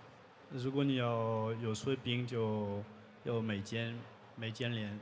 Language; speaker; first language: Chinese; non-native, learner; French